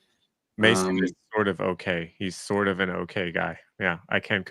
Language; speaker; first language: English; native; English